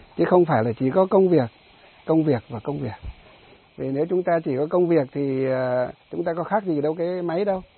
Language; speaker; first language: Vietnamese; native; Vietnamese